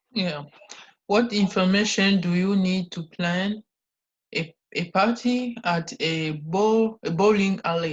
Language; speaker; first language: English; non-native, learner; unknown